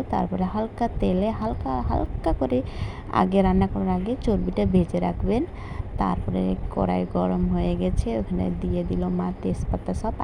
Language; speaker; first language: Bangla; non-native, local second language; Nepali